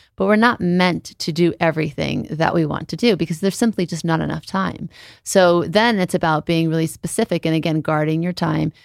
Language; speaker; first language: English; native; English